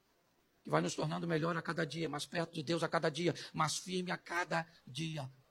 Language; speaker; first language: Portuguese; native; Portuguese